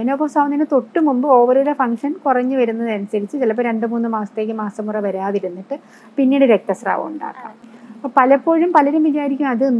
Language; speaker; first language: Malayalam; native; Malayalam